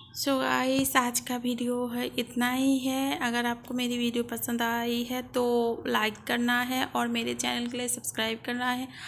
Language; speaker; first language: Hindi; non-native, local second language; Bangla